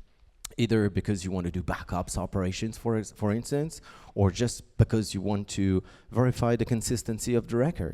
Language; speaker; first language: English; non-native, fluent; French